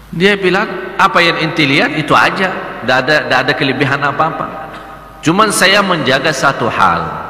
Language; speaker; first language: Malay; non-native, fluent; Arabic